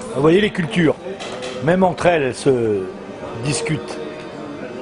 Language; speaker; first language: French; native; French